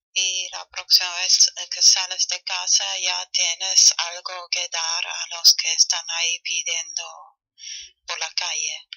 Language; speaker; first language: Spanish; non-native, fluent; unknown